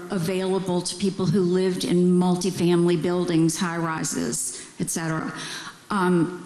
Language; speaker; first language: English; native; English